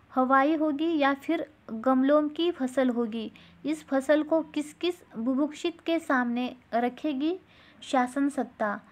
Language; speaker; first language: Hindi; non-native, local second language; Marathi